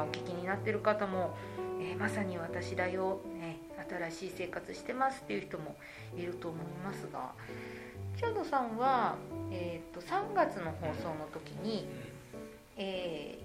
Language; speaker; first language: Japanese; native; Japanese